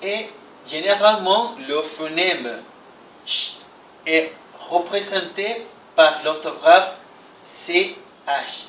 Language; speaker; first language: French; non-native, fluent; Spanish